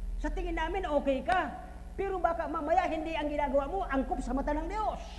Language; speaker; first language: Filipino; non-native, local second language; Bikol